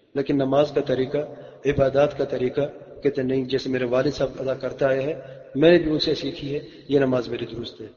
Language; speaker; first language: Urdu; non-native, local second language; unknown